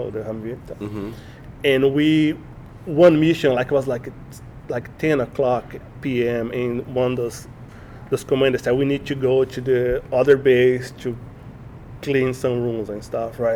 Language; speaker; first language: English; non-native, learner; Portuguese